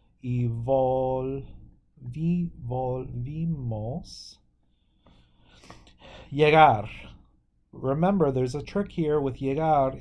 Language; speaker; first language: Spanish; non-native, fluent; English